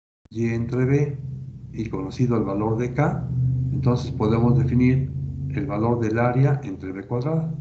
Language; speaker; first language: Spanish; native; Spanish